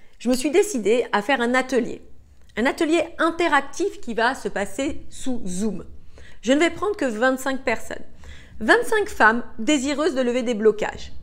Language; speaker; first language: French; native; French